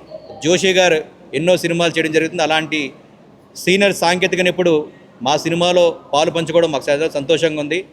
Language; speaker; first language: Telugu; native; Telugu